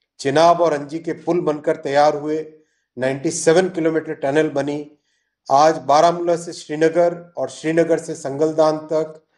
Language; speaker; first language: Hindi; native; Hindi